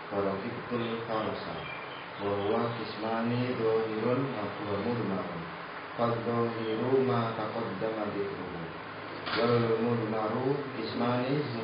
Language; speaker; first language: Arabic; non-native, learner; Indonesian